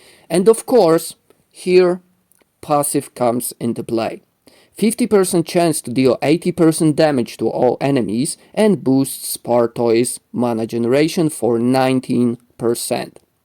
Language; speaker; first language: English; non-native, fluent; Polish